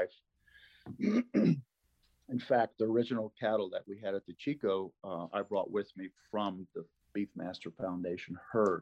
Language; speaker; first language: English; non-native, fluent; Spanish